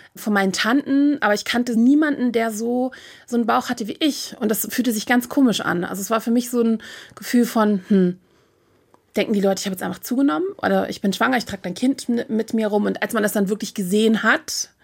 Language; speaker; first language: German; native; German